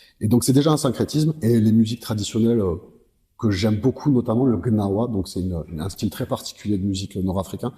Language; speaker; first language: French; native; French